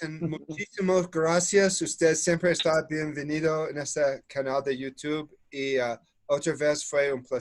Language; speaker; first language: Spanish; non-native, fluent; English